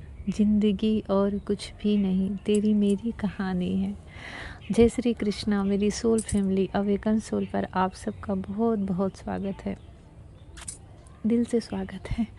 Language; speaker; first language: Hindi; native; Hindi